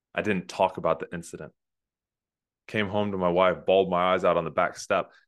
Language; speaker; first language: English; native; English